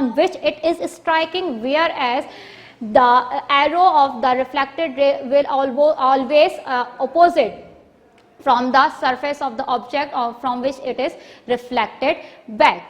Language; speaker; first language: English; non-native, local second language; Urdu